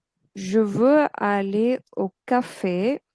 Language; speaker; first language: French; non-native, fluent; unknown